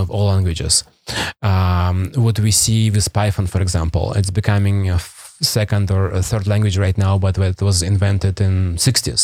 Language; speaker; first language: English; non-native, fluent; Russian